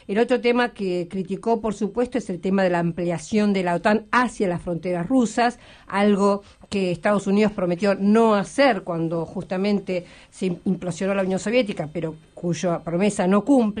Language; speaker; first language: Spanish; native; Spanish